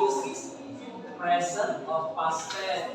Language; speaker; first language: English; non-native, learner; Indonesian